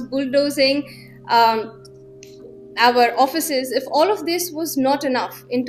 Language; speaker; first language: English; non-native, local second language; Gujarati